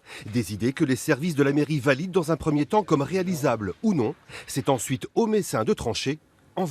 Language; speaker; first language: French; native; French